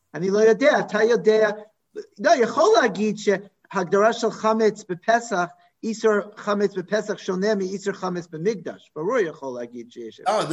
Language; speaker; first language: Hebrew; non-native, fluent; English